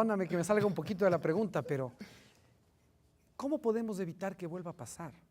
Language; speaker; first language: Spanish; native; Spanish